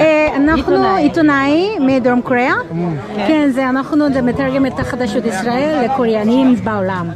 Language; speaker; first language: Hebrew; non-native, learner; Korean